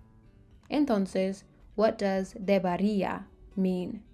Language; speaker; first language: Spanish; non-native, learner; English